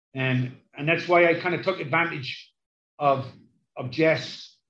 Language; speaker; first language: English; native; English